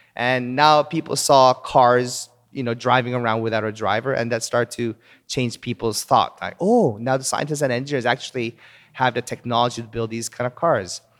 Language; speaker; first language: English; early bilingual, other home language; Korean